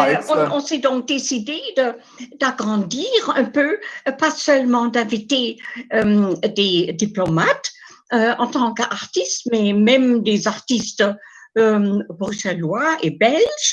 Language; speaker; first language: French; non-native, fluent; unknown